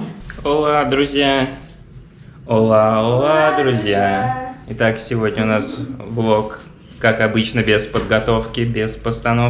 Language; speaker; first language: Russian; native; Russian